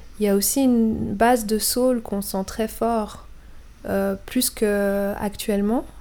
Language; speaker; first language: French; native; French